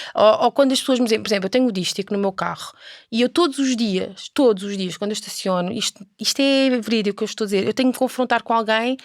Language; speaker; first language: Portuguese; native; Portuguese